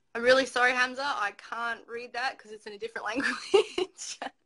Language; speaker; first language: English; native; English